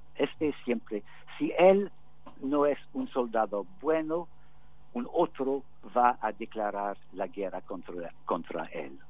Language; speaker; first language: Spanish; non-native, fluent; English